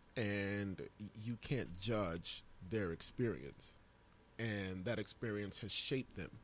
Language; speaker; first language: English; native; English